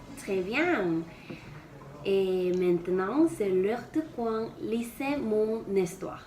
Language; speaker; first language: French; non-native, learner; Korean